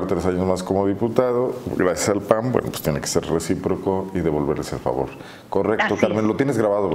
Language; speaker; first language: Spanish; native; Spanish